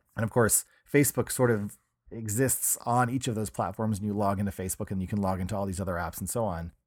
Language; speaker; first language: English; native; English